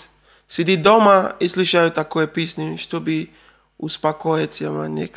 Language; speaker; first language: Russian; non-native, learner; Arabic